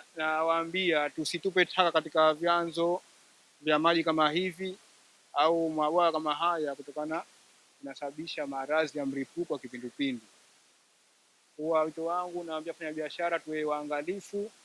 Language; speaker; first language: Swahili; native; Swahili